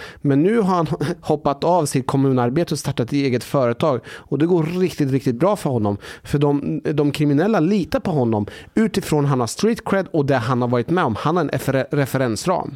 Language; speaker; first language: Swedish; early bilingual, other home language; Persian